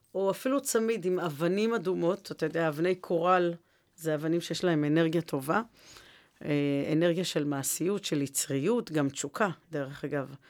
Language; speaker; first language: Hebrew; native; Hebrew